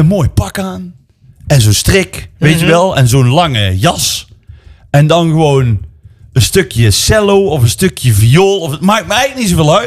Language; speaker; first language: Dutch; native; Dutch